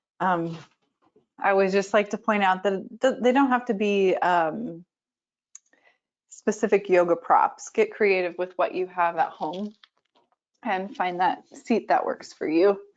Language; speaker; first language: English; native; English